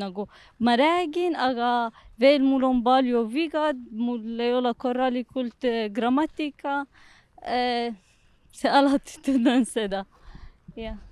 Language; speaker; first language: Estonian; non-native, learner; Arabic